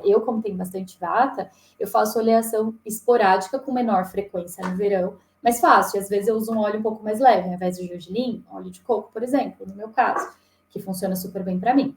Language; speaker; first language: Portuguese; native; Portuguese